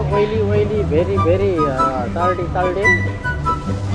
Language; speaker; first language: English; non-native, learner; Nepali